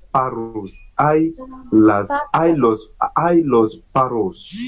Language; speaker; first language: Spanish; non-native, learner; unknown